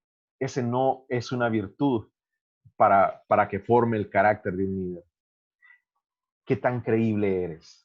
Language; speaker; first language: Spanish; native; Spanish